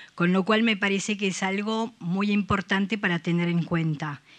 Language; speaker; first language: Spanish; non-native, fluent; French